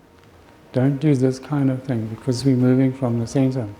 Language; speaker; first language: English; native; English